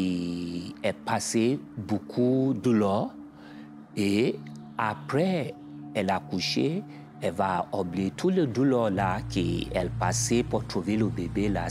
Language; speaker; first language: French; non-native, learner; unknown